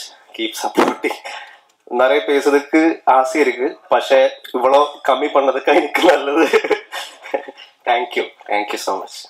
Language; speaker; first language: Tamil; non-native, learner; Malayalam